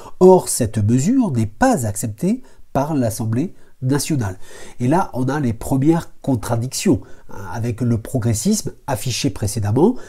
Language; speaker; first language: French; native; French